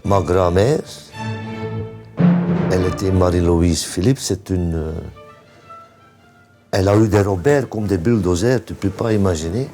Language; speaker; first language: French; non-native, local second language; Dutch